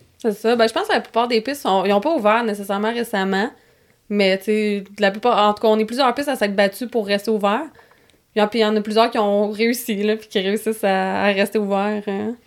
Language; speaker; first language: French; native; French